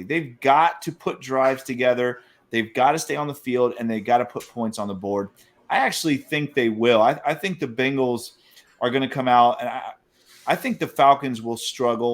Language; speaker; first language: English; native; English